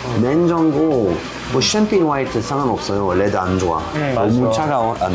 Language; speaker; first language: Korean; non-native, learner; French